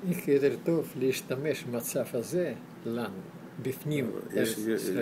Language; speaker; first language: Hebrew; non-native, learner; Russian